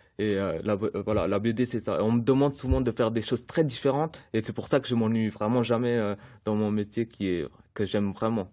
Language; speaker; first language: French; early bilingual, other home language; Sinhala